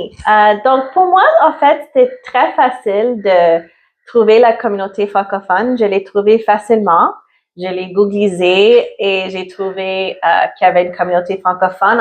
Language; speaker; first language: French; early bilingual, other home language; Italian